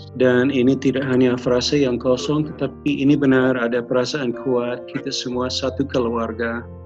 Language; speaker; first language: Indonesian; non-native, local second language; English